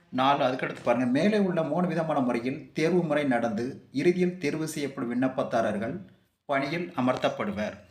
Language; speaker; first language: Tamil; native; Tamil